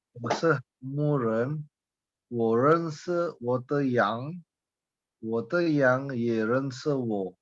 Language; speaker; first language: Chinese; non-native, learner; Indonesian